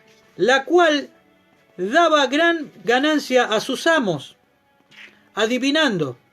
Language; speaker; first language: Spanish; native; Spanish